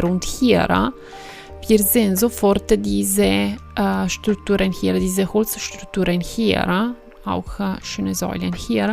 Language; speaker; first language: German; non-native, fluent; Italian